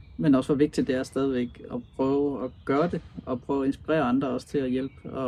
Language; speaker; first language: Danish; native; Danish